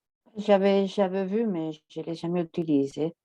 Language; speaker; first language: French; non-native, fluent; Catalan